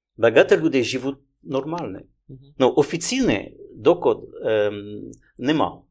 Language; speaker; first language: Ukrainian; non-native, learner; French